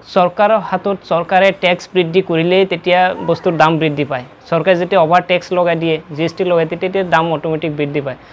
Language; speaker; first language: Assamese; non-native, local second language; Bangla